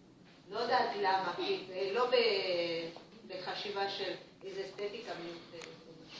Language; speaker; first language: Hebrew; non-native, fluent; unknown